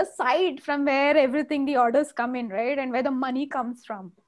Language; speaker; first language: English; non-native, local second language; Malayalam